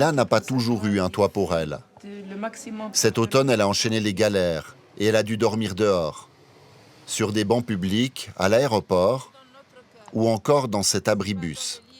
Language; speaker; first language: French; native; French